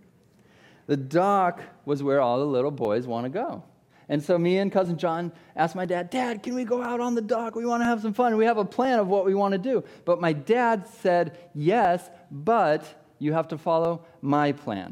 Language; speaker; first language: English; native; English